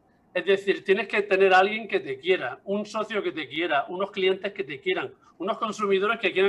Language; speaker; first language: Spanish; native; Spanish